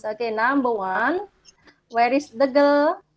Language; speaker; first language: English; non-native, fluent; Indonesian